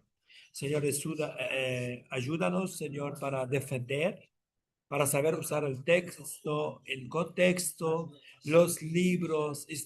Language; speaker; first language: Spanish; non-native, fluent; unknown